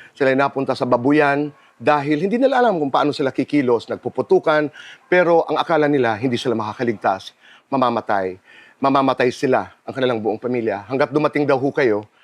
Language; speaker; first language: Filipino; native; Filipino